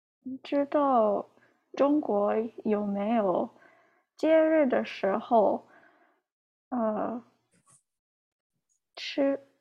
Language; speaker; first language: Chinese; non-native, learner; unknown